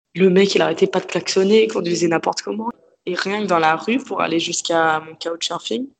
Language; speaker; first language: French; native; French